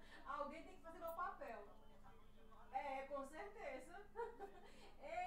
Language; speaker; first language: Portuguese; native; Portuguese